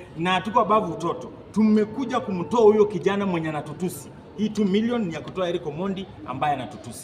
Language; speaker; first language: Swahili; native; Swahili